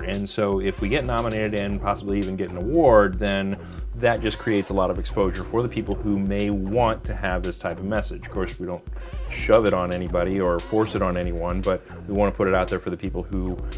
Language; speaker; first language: English; native; English